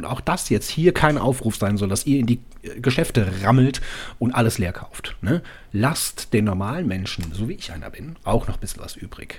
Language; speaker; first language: German; native; German